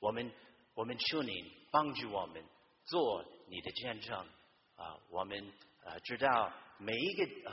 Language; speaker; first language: Chinese; early bilingual, heritage; Chinese